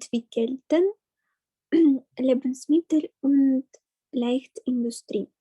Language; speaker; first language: German; non-native, learner; Ukrainian